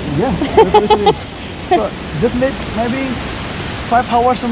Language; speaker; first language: English; non-native, learner; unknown